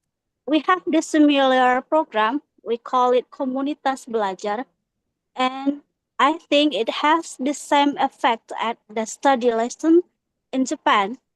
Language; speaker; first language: English; non-native, fluent; Indonesian